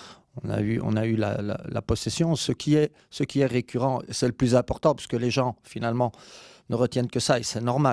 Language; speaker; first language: French; native; French